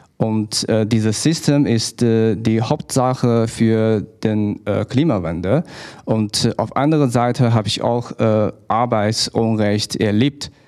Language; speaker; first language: German; non-native, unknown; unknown